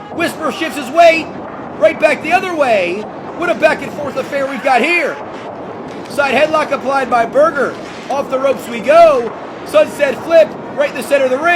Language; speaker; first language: English; native; English